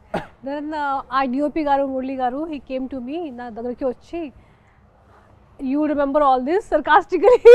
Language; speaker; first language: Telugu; non-native, fluent; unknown